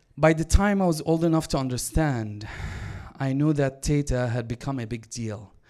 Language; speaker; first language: English; non-native, fluent; Arabic